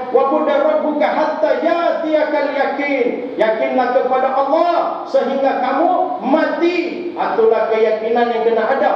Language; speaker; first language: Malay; non-native, local second language; Tamil